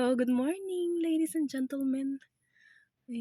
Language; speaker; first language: English; non-native, local second language; Filipino